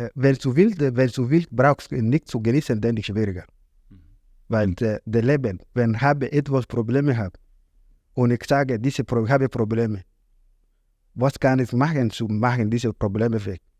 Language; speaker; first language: German; non-native, learner; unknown